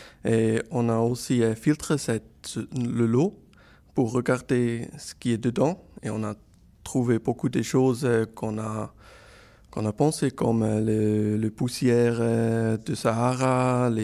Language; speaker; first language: French; non-native, local second language; German